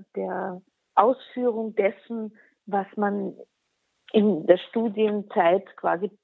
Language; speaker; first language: German; non-native, local second language; Slovenian